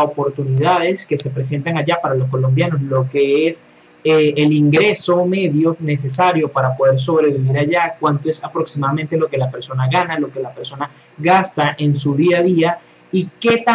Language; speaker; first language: Spanish; native; Spanish